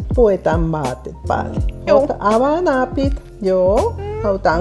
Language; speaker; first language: Finnish; non-native, learner; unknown